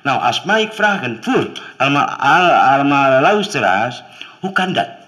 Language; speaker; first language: Dutch; non-native, learner; Indonesian